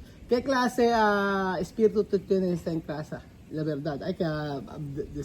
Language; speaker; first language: Spanish; non-native, learner; Filipino